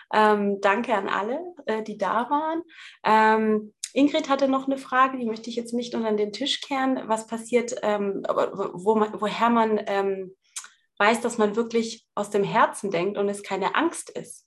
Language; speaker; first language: German; native; German